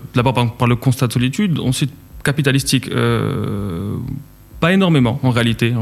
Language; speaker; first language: French; non-native, local second language; Arabic